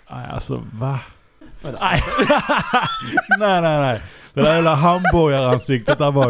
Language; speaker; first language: Swedish; native; Swedish